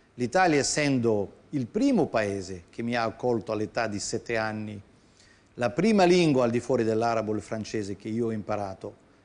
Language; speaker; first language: Italian; non-native, fluent; Arabic